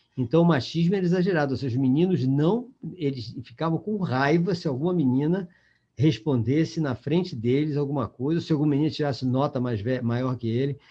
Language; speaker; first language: Portuguese; native; Portuguese